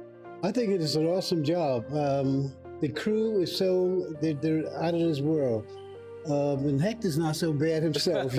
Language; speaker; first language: English; native; English